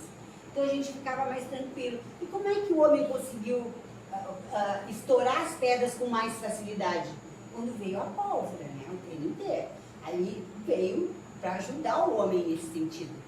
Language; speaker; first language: Portuguese; native; Portuguese